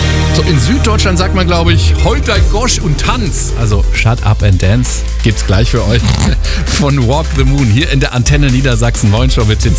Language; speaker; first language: German; native; German